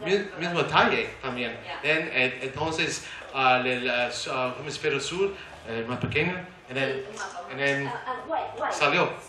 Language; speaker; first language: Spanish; non-native, learner; English